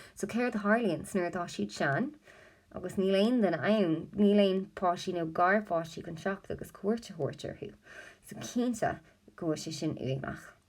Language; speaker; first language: Irish; non-native, local second language; English